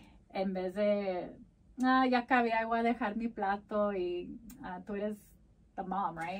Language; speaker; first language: English; early bilingual, other home language; Spanish